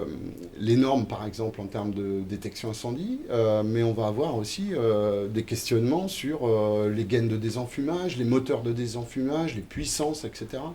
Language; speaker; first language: French; native; French